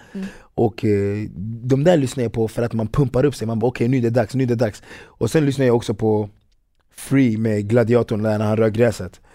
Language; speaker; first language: Swedish; early bilingual, other home language; Ganda